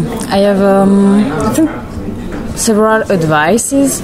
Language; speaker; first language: English; non-native, learner; French